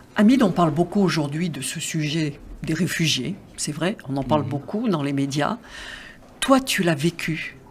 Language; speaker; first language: French; native; French